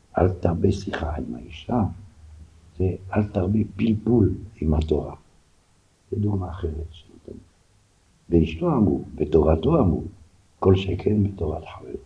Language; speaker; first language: Hebrew; non-native, fluent; French